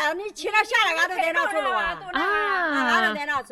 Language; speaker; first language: Chinese; native; Chinese